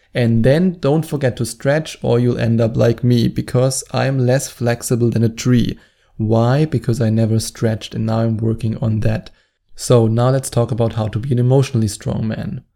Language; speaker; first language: English; non-native, fluent; German